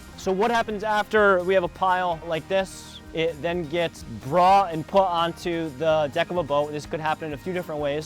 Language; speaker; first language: English; native; English